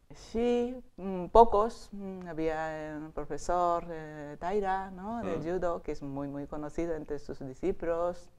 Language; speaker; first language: Spanish; non-native, fluent; Japanese